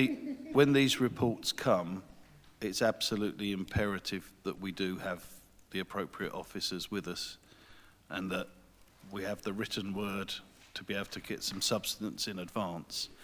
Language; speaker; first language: English; native; English